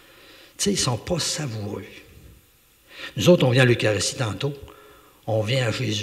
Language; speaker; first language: French; native; French